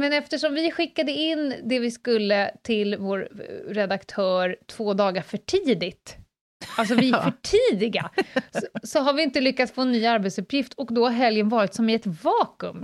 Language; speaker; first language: Swedish; native; Swedish